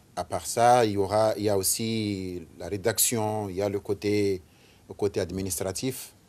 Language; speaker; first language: French; non-native, local second language; Ngazidja Comorian